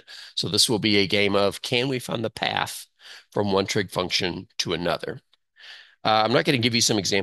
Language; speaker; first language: English; native; English